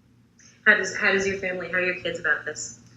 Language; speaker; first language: English; native; English